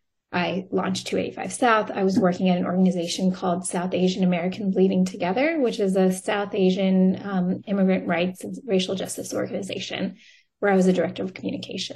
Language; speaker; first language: English; native; English